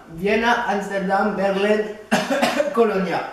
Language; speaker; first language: Spanish; non-native, learner; French